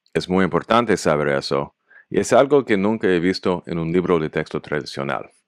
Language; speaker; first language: Spanish; non-native, learner; English